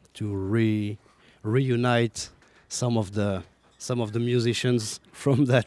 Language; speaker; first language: English; non-native, learner; French